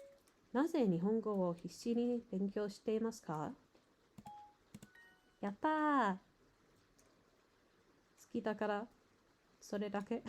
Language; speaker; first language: Japanese; non-native, learner; English